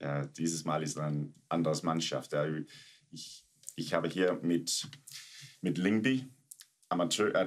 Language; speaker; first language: German; non-native, learner; Danish